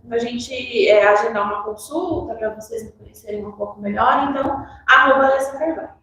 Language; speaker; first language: Portuguese; native; Portuguese